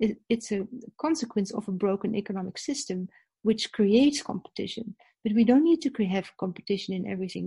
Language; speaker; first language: English; non-native, fluent; Dutch